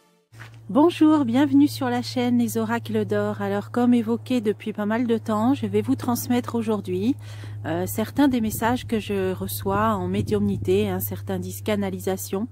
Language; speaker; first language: French; native; French